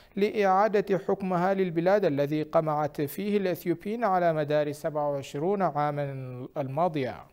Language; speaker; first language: Arabic; non-native, fluent; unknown